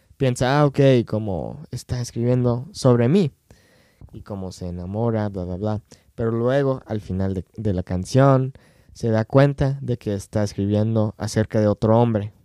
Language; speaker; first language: Spanish; non-native, fluent; English